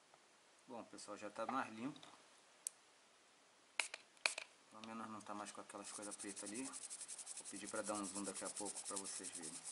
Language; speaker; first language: Portuguese; native; Portuguese